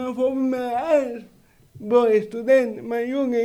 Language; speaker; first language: Swedish; non-native, learner; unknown